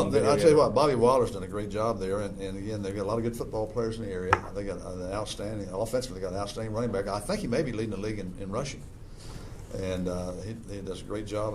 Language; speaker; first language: English; native; English